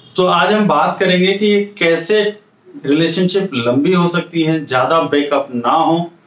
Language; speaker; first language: Hindi; native; Hindi